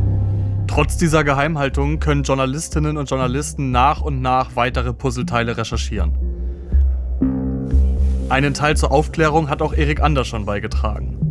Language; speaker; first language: German; native; German